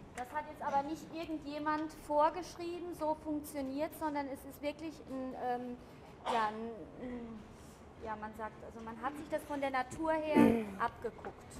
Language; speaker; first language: German; native; German